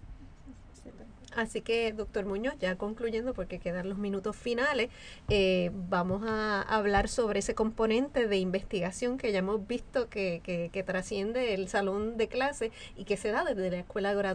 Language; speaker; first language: Spanish; native; Spanish